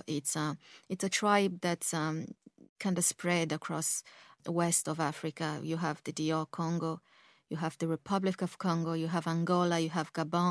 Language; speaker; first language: English; early bilingual, other home language; Kongo